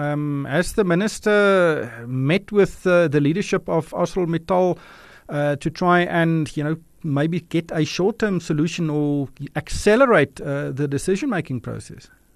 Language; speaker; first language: English; non-native, local second language; Afrikaans